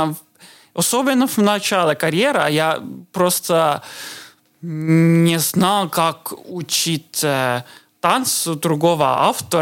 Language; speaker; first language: Russian; non-native, learner; Estonian